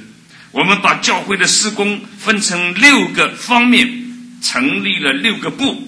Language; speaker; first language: Chinese; native; Chinese